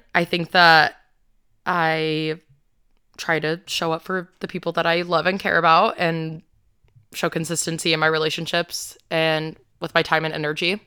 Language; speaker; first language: English; native; English